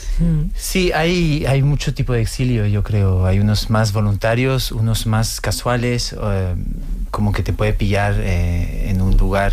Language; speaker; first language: Spanish; non-native, fluent; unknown